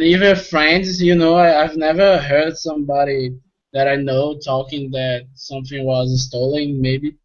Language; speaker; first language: English; non-native, fluent; Portuguese